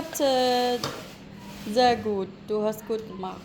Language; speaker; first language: German; non-native, learner; Hiligaynon